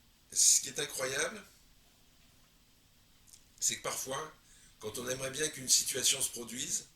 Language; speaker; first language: French; native; French